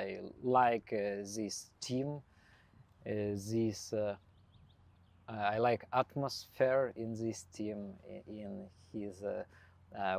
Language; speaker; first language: English; non-native, learner; Belarusian